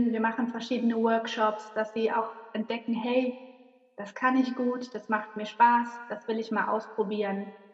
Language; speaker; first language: German; native; German